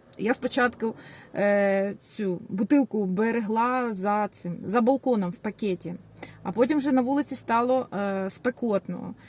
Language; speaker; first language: Ukrainian; native; Ukrainian